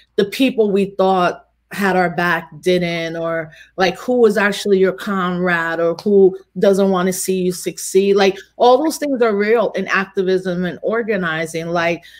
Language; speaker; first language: English; native; English